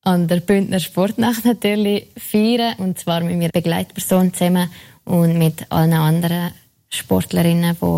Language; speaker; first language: German; native; German